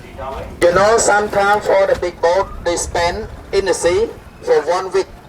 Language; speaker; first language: English; non-native, learner; Khmer